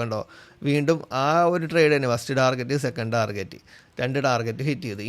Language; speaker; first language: Malayalam; native; Malayalam